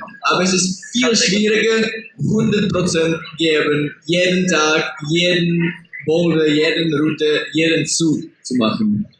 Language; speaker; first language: German; non-native, learner; Czech